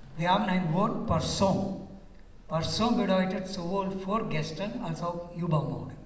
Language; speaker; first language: German; non-native, fluent; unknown